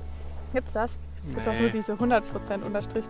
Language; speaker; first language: German; native; German